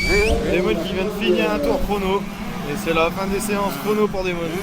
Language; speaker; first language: French; native; French